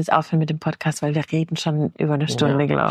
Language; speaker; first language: German; native; German